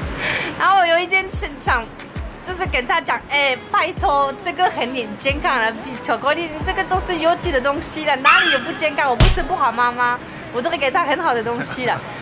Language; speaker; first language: Chinese; non-native, fluent; French